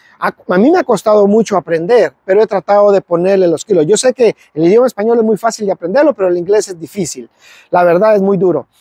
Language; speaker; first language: Spanish; native; Spanish